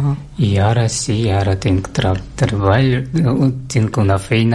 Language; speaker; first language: Catalan; non-native, learner; Russian